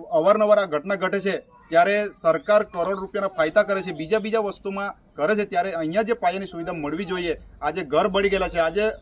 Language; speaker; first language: Gujarati; native; Gujarati